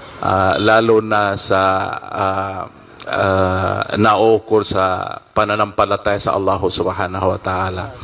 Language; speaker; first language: Filipino; non-native, local second language; Maguindanaon